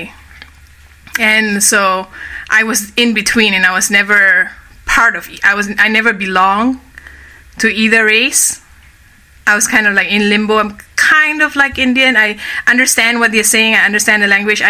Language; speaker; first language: English; native; English